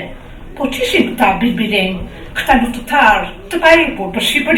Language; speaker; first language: Albanian; native; Albanian